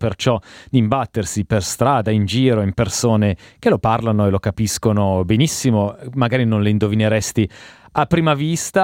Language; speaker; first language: Italian; native; Italian